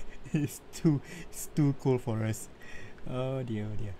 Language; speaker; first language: English; non-native, local second language; Malay